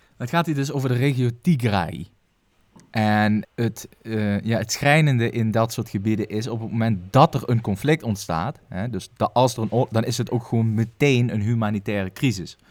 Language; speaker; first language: Dutch; native; Dutch